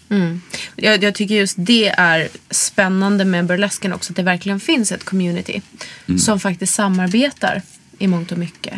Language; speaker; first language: Swedish; native; Swedish